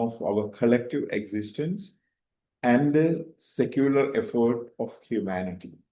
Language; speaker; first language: English; non-native, local second language; Tamil